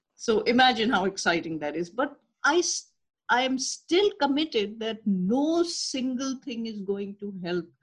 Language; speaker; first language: English; non-native, local second language; Urdu